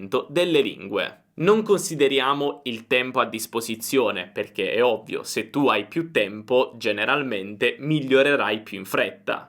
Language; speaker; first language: Italian; native; Italian